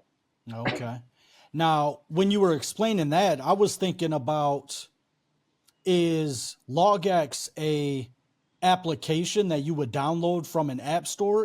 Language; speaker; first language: English; native; English